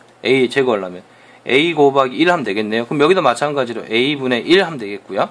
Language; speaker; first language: Korean; native; Korean